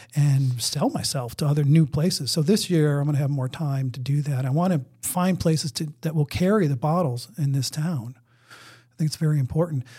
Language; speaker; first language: English; native; English